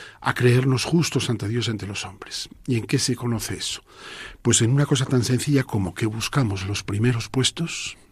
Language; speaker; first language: Spanish; native; Spanish